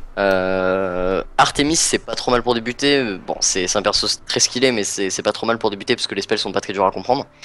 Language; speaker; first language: French; native; French